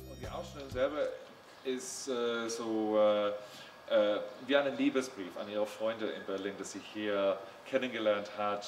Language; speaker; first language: German; non-native, learner; English